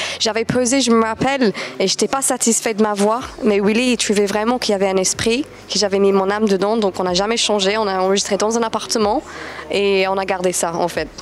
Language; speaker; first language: French; non-native, fluent; English